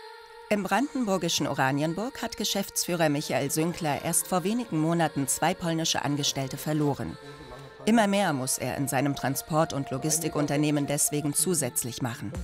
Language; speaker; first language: German; native; German